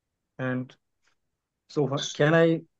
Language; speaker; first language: English; non-native, learner; Bangla